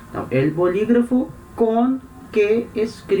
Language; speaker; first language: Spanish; non-native, fluent; Portuguese